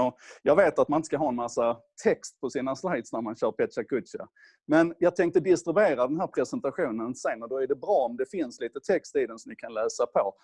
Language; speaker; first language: Swedish; native; Swedish